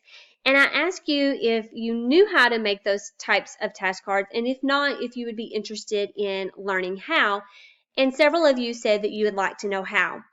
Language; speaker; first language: English; native; English